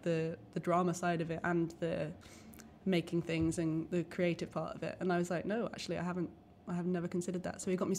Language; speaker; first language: English; native; English